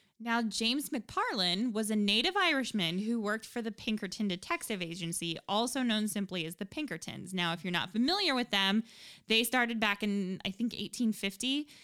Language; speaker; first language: English; native; English